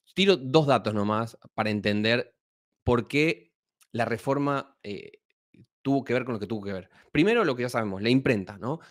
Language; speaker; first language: Spanish; native; Spanish